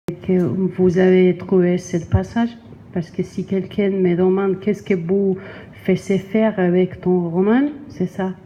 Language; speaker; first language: French; non-native, learner; Spanish